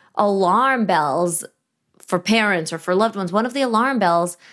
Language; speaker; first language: English; early bilingual, other home language; Russian